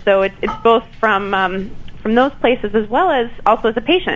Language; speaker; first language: English; native; English